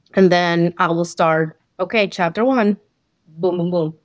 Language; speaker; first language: English; non-native, fluent; Spanish